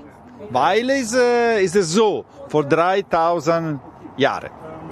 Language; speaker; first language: German; non-native, learner; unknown